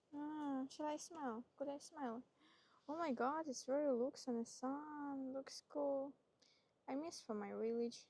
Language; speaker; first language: English; non-native, learner; Ukrainian